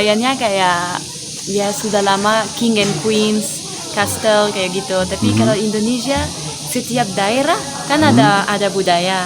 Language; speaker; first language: Indonesian; non-native, fluent; French